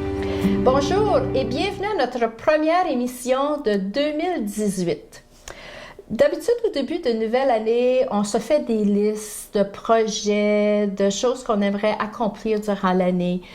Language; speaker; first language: French; native; French